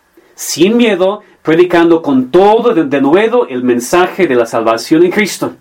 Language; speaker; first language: Spanish; non-native, fluent; English